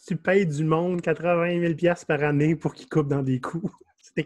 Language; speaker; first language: French; native; French